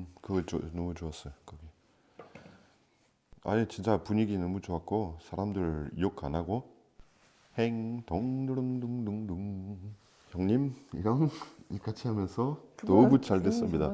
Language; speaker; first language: Korean; non-native, fluent; French